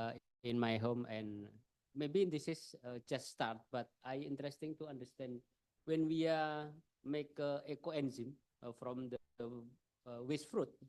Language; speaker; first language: English; non-native, learner; Indonesian